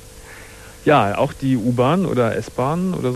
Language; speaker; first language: German; native; German